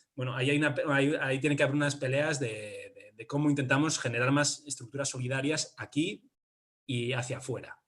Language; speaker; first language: Spanish; native; Spanish